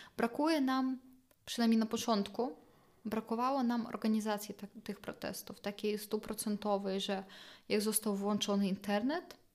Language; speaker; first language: Polish; non-native, fluent; Belarusian